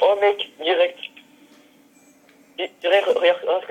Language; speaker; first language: French; native; French